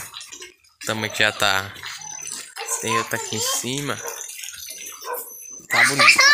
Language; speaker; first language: Portuguese; native; Portuguese